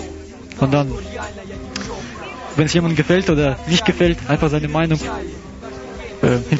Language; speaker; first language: German; early bilingual, other home language; Russian